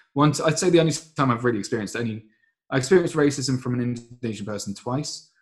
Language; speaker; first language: English; native; English